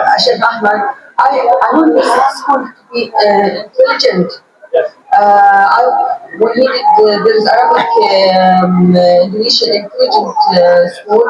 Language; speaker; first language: English; non-native, learner; Arabic